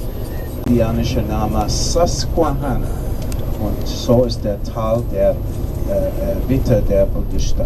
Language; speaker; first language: German; non-native, learner; English